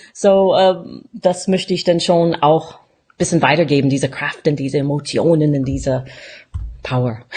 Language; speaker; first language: German; non-native, fluent; English